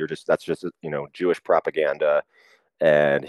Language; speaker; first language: English; native; English